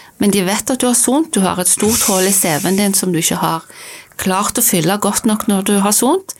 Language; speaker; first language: Norwegian; native; Norwegian